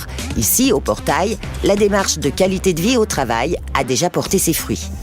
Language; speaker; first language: French; native; French